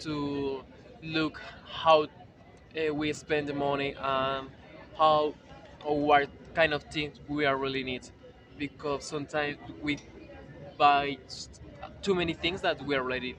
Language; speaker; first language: English; non-native, learner; Spanish